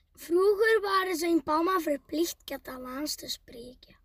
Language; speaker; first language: Dutch; early bilingual, heritage; Spanish